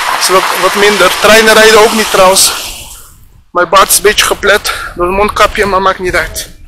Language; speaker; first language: Dutch; early bilingual, other home language; Persian